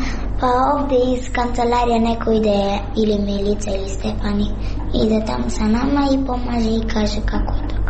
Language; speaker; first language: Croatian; early bilingual, other home language; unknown